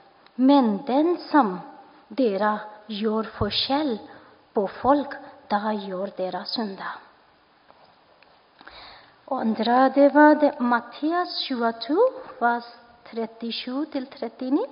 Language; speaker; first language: Norwegian; non-native, fluent; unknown